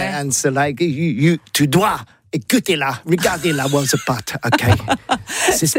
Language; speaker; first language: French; non-native, learner; English